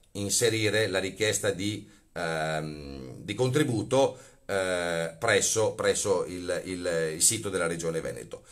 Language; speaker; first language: Italian; native; Italian